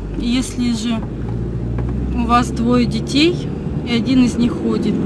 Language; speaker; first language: Russian; native; Russian